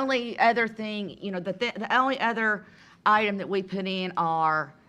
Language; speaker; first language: English; native; English